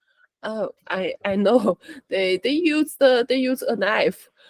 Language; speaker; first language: English; non-native, learner; Chinese